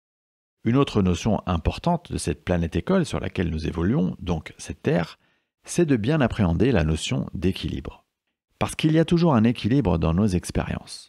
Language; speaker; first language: French; native; French